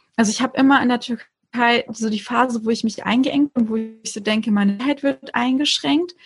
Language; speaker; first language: German; early bilingual, other home language; Turkish